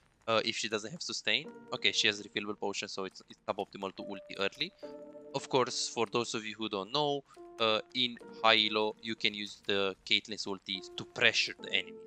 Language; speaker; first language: English; non-native, fluent; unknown